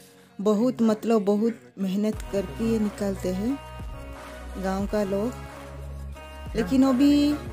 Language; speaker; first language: Hindi; non-native, local second language; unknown